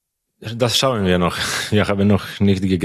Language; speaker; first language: German; non-native, learner; Croatian